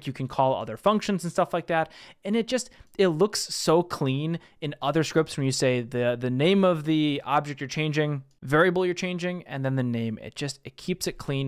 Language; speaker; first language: English; native; English